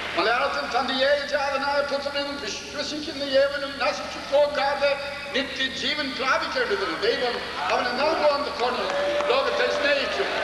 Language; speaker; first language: Malayalam; non-native, local second language; English